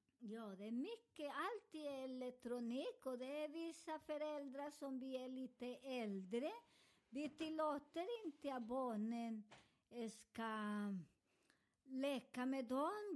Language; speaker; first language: Swedish; non-native, learner; Spanish